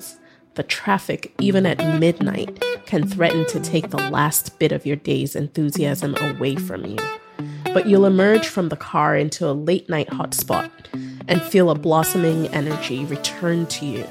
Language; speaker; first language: English; non-native, local second language; Yoruba